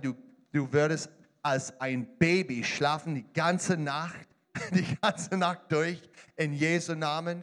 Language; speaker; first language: German; non-native, learner; English